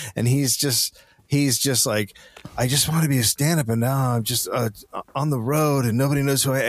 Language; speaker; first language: English; native; English